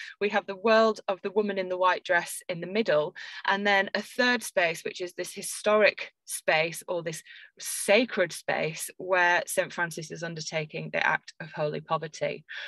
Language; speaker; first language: English; native; English